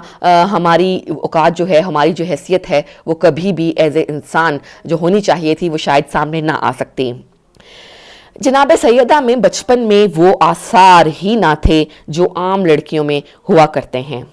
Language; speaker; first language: Urdu; native; Urdu